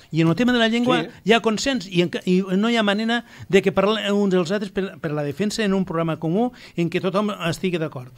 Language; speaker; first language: Catalan; native; Catalan